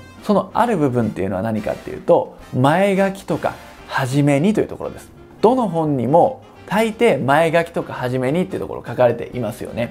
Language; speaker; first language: Japanese; native; Japanese